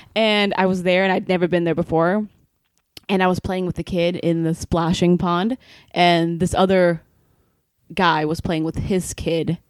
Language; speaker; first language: English; non-native, fluent; Swedish